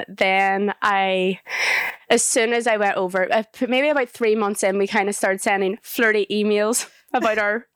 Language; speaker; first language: English; native; English